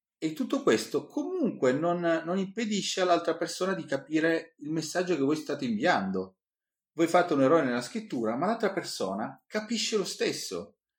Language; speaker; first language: Italian; native; Italian